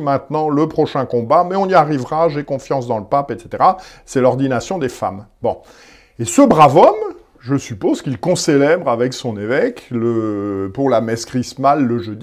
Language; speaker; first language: French; native; French